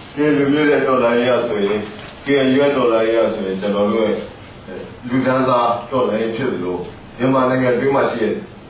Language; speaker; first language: Burmese; non-native, local second language; Mon